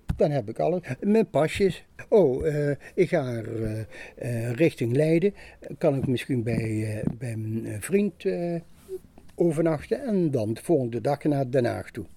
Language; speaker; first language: Dutch; native; Dutch